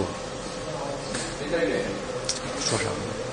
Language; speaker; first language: Chinese; native; Chinese